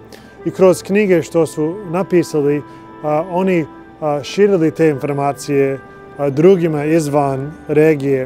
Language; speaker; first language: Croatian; non-native, learner; English